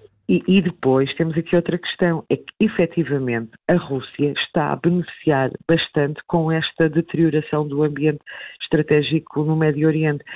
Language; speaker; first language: Portuguese; native; Portuguese